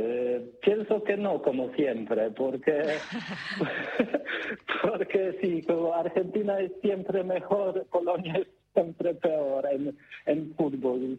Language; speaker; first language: Spanish; non-native, learner; Polish